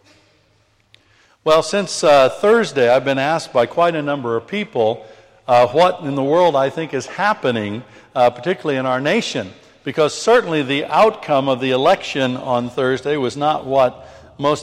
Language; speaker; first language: English; native; English